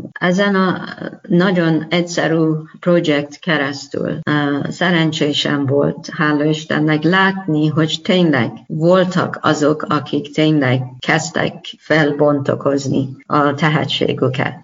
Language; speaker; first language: Hungarian; non-native, learner; Persian